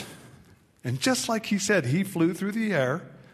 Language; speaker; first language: English; native; English